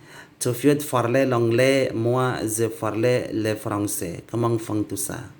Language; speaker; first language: French; non-native, learner; Indonesian